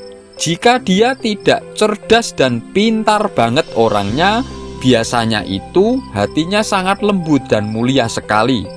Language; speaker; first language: Indonesian; non-native, local second language; Javanese